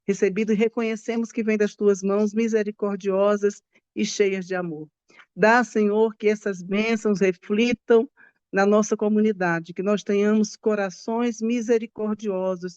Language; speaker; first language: Portuguese; native; Portuguese